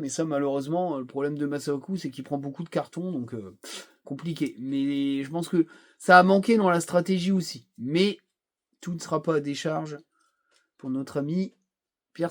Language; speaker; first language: French; native; French